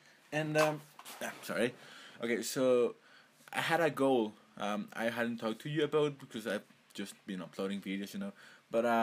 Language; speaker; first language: English; non-native, fluent; Spanish